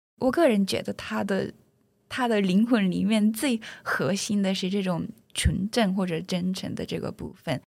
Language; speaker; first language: Chinese; non-native, fluent; Japanese